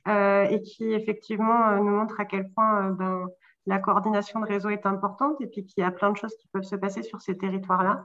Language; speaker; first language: French; native; French